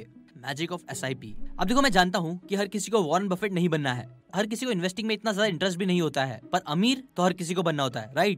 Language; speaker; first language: Hindi; native; Hindi